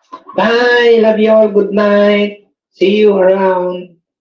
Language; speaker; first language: English; non-native, local second language; Filipino